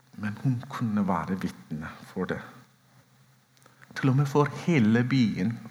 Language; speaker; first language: Norwegian; non-native, fluent; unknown